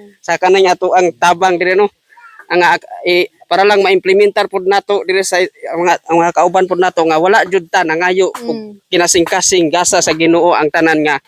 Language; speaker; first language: Cebuano; non-native, local second language; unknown